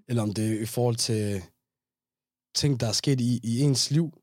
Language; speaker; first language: Danish; native; Danish